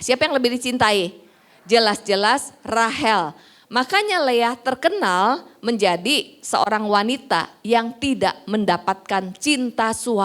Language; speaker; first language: Indonesian; native; Indonesian